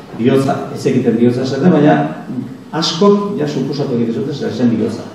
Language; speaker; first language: Basque; native; Basque